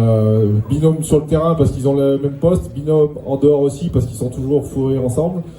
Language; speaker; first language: French; native; French